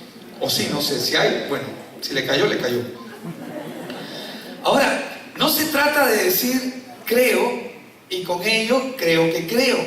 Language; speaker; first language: Spanish; native; Spanish